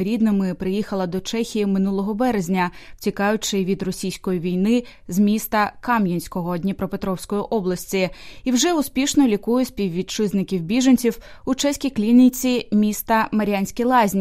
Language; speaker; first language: Ukrainian; native; Ukrainian